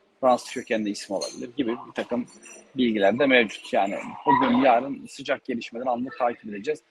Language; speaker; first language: Turkish; native; Turkish